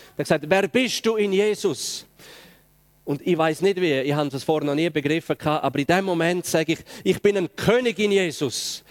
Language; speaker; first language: German; native; German